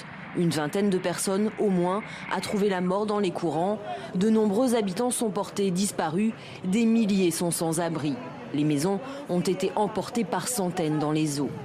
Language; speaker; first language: French; native; French